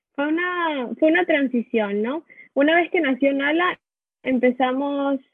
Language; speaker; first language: Spanish; native; Spanish